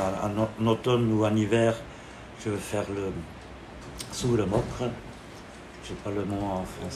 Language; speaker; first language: French; non-native, local second language; German